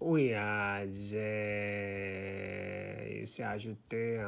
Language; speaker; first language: French; non-native, learner; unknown